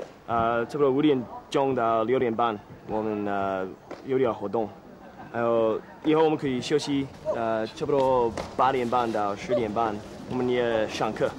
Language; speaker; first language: Chinese; non-native, learner; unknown